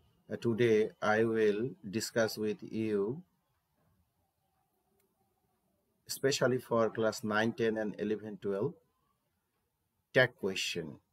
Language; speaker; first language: English; non-native, local second language; Bangla